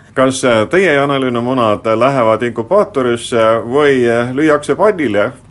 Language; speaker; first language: Estonian; native; Estonian